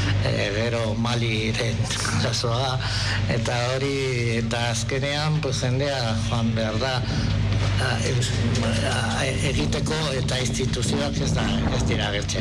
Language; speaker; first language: Basque; non-native, local second language; Spanish